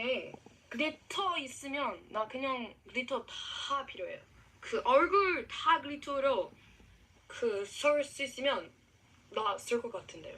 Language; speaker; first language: Korean; non-native, learner; English